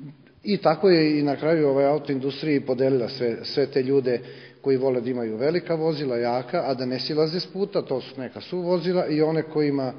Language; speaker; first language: Bosnian; native; Bosnian